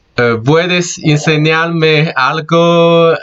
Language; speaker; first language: Spanish; non-native, learner; Chinese